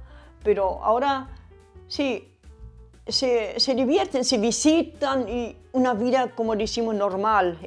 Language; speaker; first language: Spanish; early bilingual, other home language; German